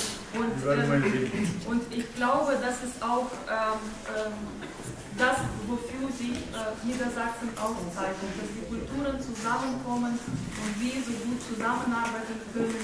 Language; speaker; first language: German; early bilingual, other home language; Turkish